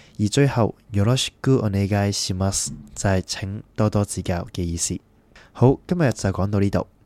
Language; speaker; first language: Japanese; non-native, fluent; Cantonese